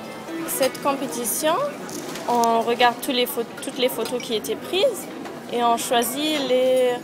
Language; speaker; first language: French; non-native, fluent; German